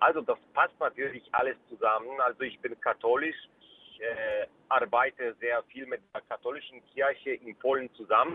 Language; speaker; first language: German; non-native, fluent; Polish